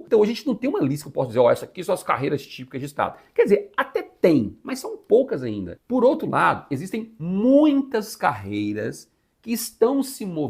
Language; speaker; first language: Portuguese; native; Portuguese